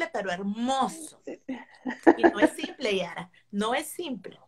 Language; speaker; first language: Spanish; native; Spanish